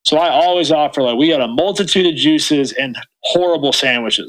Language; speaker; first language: English; native; English